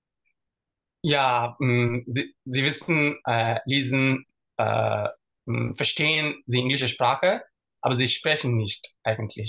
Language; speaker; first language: German; non-native, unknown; Tamil